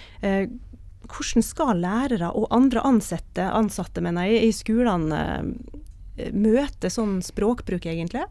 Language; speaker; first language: Norwegian; native; Norwegian